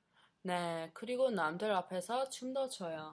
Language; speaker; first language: Korean; non-native, learner; English